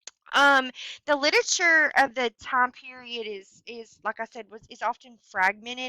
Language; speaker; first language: English; native; English